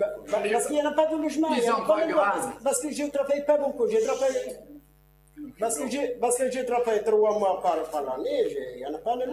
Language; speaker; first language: French; non-native, learner; Arabic